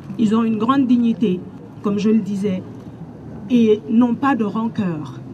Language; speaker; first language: French; non-native, local second language; Bambara